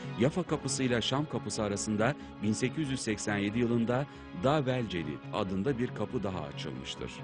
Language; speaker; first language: Turkish; native; Turkish